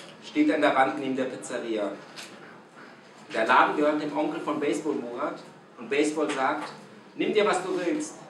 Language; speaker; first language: German; non-native, fluent; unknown